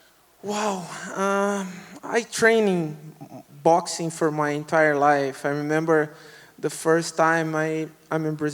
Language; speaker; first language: English; non-native, learner; Portuguese